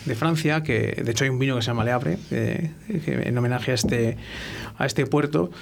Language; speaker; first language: Spanish; native; Spanish